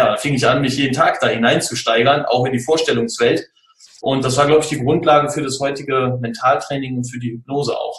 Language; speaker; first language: German; native; German